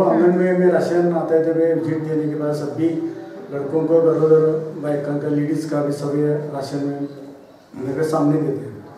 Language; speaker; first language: Hindi; non-native, local second language; Marathi